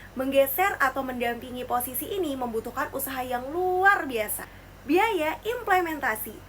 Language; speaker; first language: Indonesian; native; Indonesian